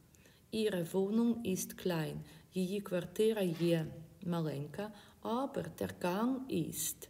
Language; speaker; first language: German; non-native, fluent; Ukrainian